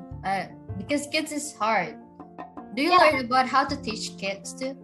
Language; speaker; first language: English; non-native, fluent; Indonesian